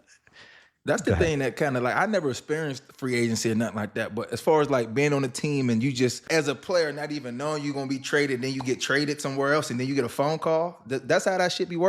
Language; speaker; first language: English; native; English